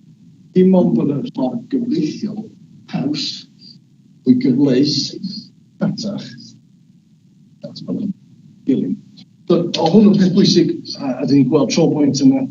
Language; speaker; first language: Welsh; native; Welsh